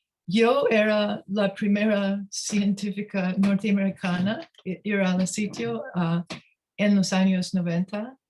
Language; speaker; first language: Spanish; non-native, learner; English